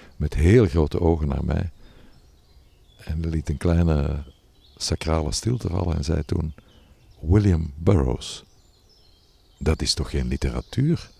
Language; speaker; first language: Dutch; native; Dutch